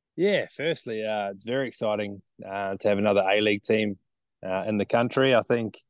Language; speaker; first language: English; native; English